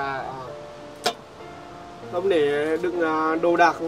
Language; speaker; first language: Vietnamese; native; Vietnamese